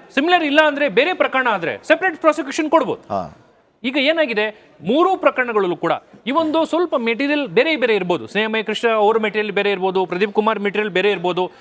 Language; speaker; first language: Kannada; native; Kannada